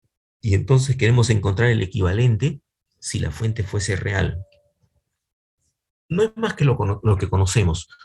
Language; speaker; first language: Spanish; native; Spanish